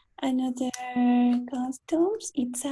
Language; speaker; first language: English; non-native, learner; Spanish